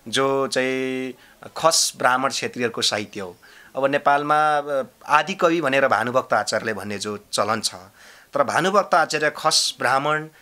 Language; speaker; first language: Nepali; non-native, local second language; Limbu